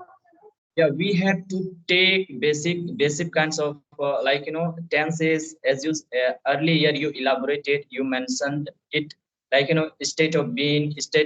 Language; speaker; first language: English; non-native, fluent; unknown